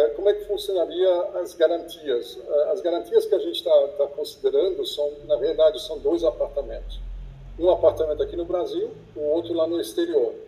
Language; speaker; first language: Portuguese; non-native, fluent; German